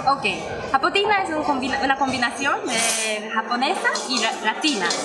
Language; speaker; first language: Spanish; non-native, learner; Japanese